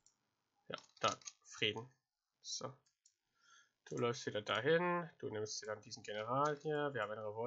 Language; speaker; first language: German; native; German